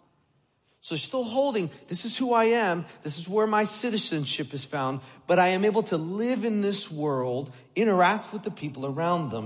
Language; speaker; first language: English; native; English